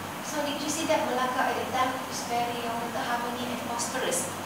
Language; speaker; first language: English; non-native, local second language; Malay